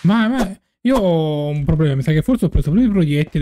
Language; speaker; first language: Italian; native; Italian